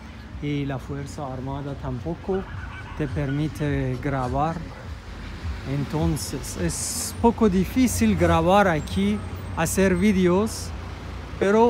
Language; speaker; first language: Spanish; non-native, fluent; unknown